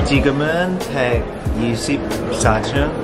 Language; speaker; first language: Korean; non-native, learner; Cantonese